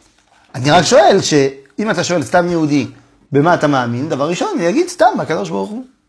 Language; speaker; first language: Hebrew; non-native, fluent; French